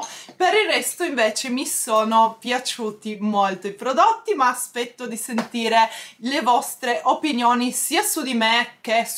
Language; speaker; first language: Italian; native; Italian